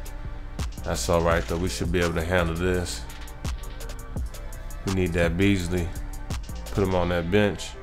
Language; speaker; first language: English; native; English